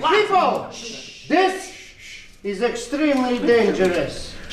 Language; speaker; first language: English; non-native, learner; Italian